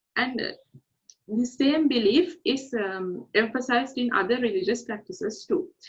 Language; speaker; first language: English; non-native, local second language; Sinhala